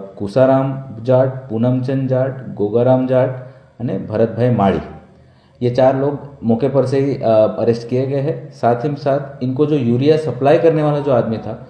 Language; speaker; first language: Hindi; non-native, local second language; Gujarati